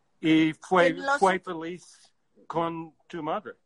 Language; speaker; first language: Spanish; non-native, learner; English